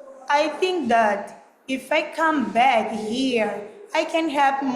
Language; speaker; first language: English; non-native, learner; Portuguese